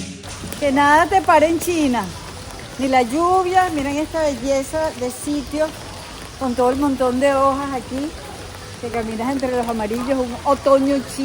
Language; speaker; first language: Spanish; native; Spanish